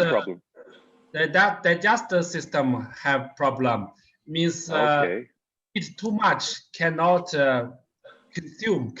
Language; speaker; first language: English; non-native, learner; Chinese